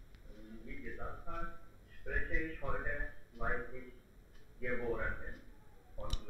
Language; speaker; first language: German; non-native, learner; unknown